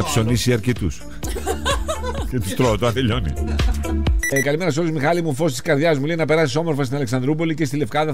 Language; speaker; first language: Greek; native; Greek